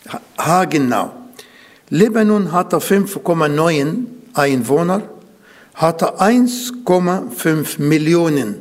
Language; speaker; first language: German; non-native, fluent; Arabic